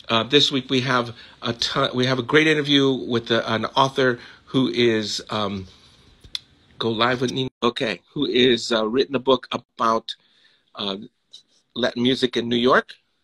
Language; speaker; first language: English; early bilingual, other home language; Spanish